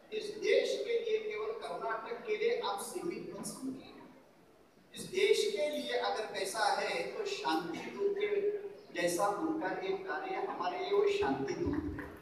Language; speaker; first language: Hindi; non-native, local second language; Marathi